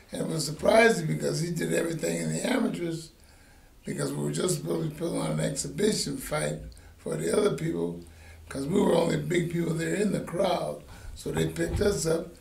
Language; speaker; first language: English; native; English